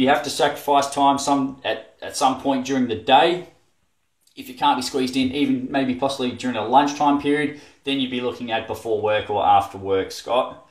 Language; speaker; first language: English; native; English